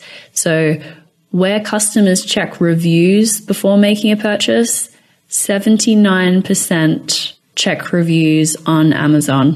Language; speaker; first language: English; native; English